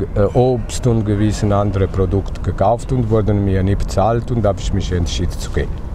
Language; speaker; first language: German; non-native, fluent; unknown